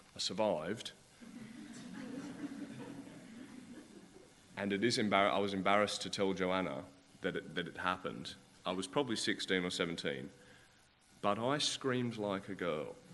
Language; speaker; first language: English; native; English